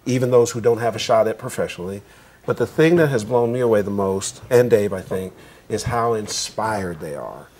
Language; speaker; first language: English; native; English